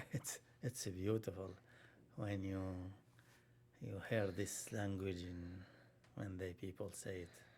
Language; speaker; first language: English; non-native, learner; Arabic